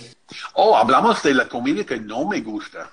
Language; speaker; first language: Spanish; non-native, fluent; English